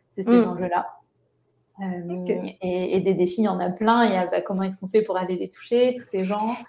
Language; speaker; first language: French; native; French